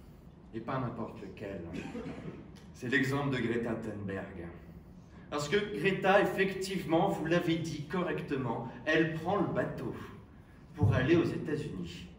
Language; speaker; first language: French; native; French